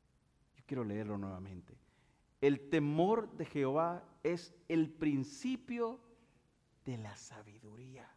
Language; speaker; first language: Spanish; native; Spanish